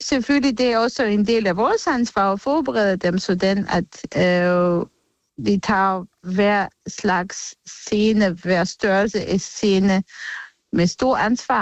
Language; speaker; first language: Danish; non-native, fluent; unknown